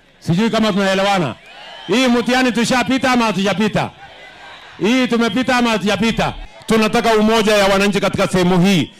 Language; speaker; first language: Swahili; non-native, local second language; Kalenjin